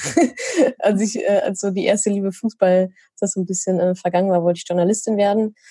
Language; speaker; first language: German; native; German